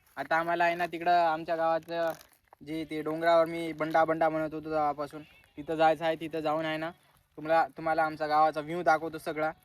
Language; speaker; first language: Marathi; non-native, local second language; Lambadi